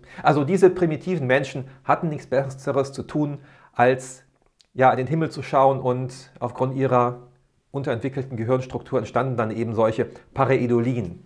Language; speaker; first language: German; native; German